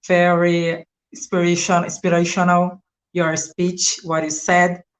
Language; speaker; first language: English; non-native, fluent; Portuguese